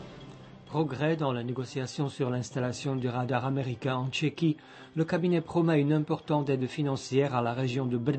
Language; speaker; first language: French; native; French